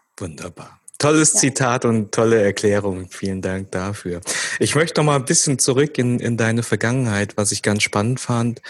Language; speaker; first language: German; native; German